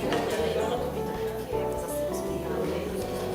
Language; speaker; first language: Italian; native; Italian